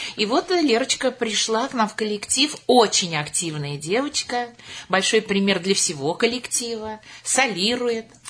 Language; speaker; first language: Russian; native; Russian